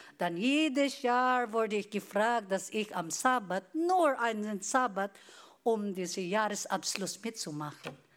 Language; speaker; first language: German; non-native, fluent; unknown